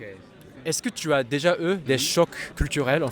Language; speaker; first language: French; non-native, fluent; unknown